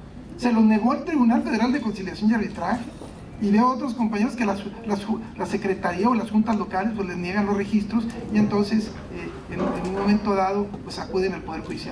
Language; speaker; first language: Spanish; native; Spanish